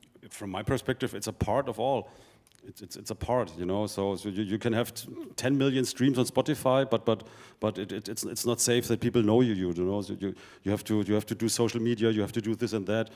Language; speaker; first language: English; non-native, fluent; German